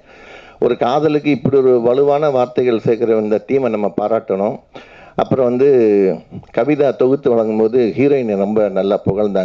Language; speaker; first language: Tamil; native; Tamil